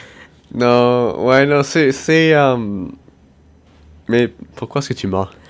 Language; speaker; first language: French; non-native, learner; English